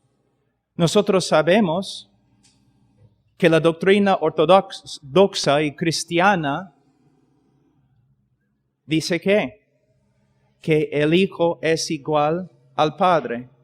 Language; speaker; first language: Spanish; non-native, fluent; English